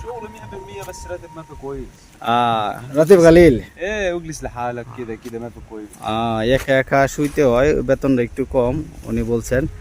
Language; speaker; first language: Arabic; non-native, learner; Bangla